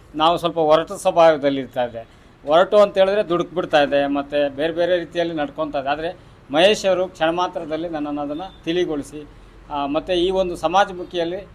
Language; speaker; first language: Kannada; native; Kannada